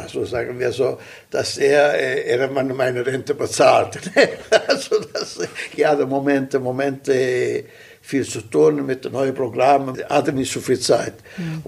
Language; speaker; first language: German; non-native, local second language; Italian